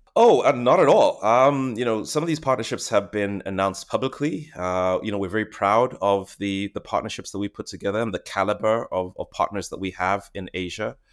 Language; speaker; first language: English; non-native, local second language; Shona